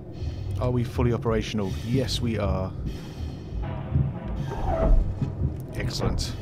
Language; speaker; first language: English; native; English